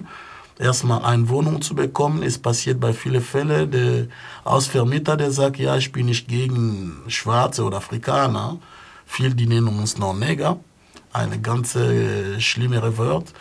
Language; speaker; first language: German; non-native, fluent; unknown